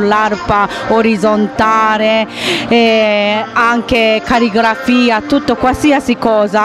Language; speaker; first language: Italian; non-native, learner; Japanese